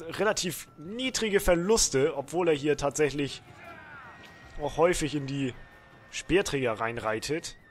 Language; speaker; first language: German; native; German